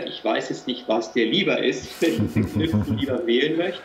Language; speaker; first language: German; native; German